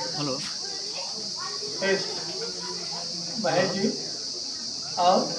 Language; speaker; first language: Hindi; non-native, local second language; Telugu